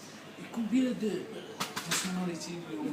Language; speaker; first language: French; non-native, learner; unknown